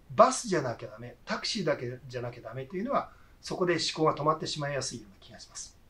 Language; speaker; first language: Japanese; native; Japanese